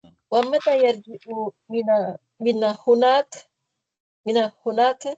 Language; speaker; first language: Arabic; non-native, learner; Indonesian